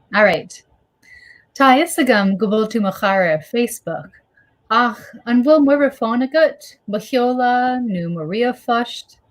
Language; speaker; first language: Irish; non-native, learner; English